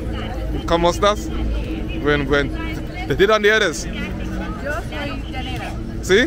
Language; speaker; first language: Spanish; non-native, learner; English